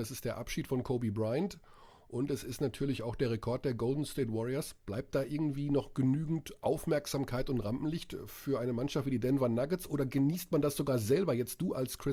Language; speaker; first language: German; native; German